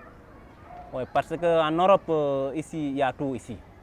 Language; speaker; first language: French; non-native, learner; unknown